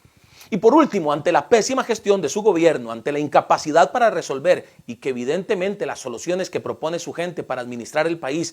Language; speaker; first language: Spanish; native; Spanish